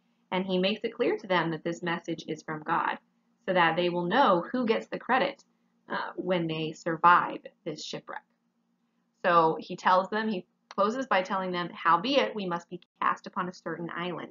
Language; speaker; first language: English; native; English